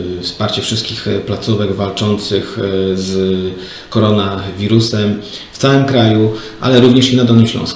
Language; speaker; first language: Polish; native; Polish